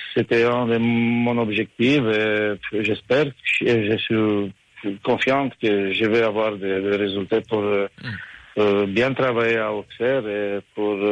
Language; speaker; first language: French; non-native, fluent; Romanian